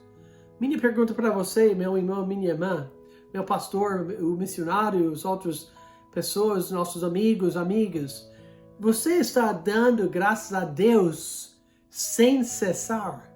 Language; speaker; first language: Portuguese; non-native, fluent; English